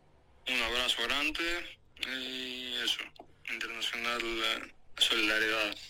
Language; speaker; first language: Spanish; non-native, fluent; Greek